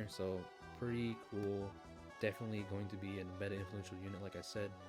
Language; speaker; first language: English; native; English